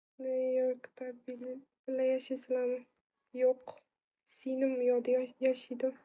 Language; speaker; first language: Turkish; non-native, learner; Uzbek